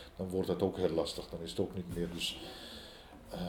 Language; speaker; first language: Dutch; early bilingual, other home language; Arabic